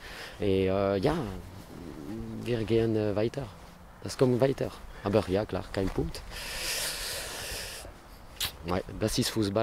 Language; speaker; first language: German; non-native, learner; French